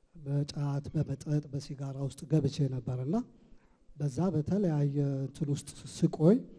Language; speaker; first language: Amharic; native; Amharic